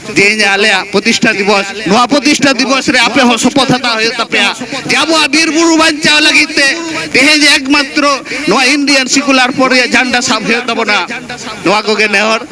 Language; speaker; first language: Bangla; non-native, local second language; Santali